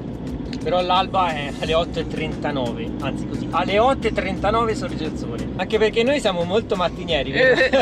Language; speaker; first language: Italian; native; Italian